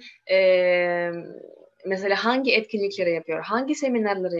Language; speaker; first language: Turkish; non-native, learner; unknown